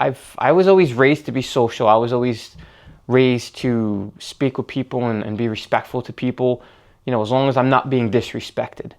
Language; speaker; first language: English; native; English